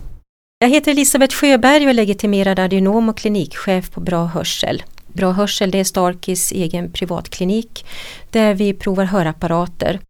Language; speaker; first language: Swedish; native; Swedish